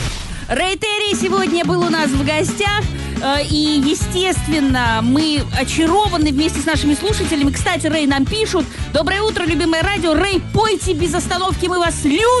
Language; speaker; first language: Russian; native; Russian